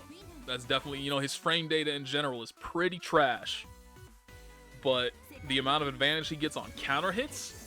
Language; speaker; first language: English; native; English